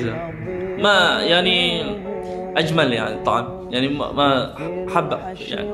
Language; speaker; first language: Arabic; non-native, learner; Malay